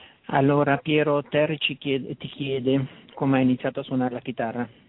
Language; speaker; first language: Italian; native; Italian